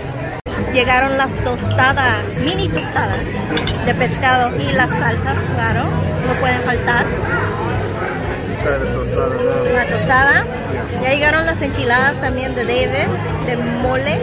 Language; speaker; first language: Spanish; native; Spanish